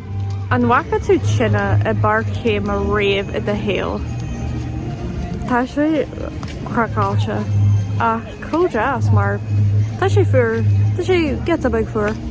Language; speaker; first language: Irish; non-native, local second language; English